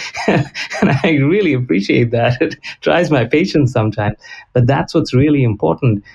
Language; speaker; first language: English; non-native, local second language; Konkani